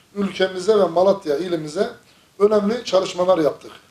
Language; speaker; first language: Turkish; native; Turkish